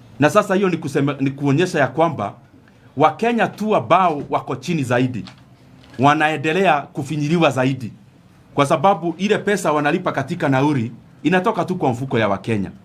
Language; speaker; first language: Swahili; non-native, local second language; Kikuyu